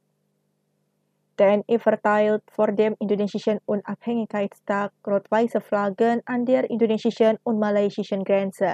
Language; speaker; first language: German; non-native, fluent; Indonesian